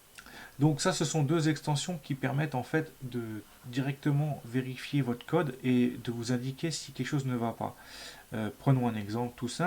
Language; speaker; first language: French; native; French